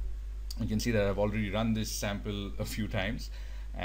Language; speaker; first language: English; native; English